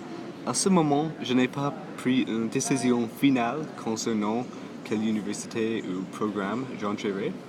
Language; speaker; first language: French; non-native, local second language; English